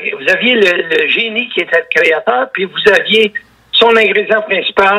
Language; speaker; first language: French; native; French